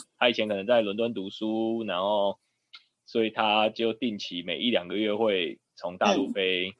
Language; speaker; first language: Chinese; native; Chinese